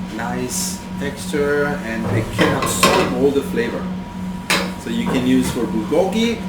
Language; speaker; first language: English; non-native, fluent; Italian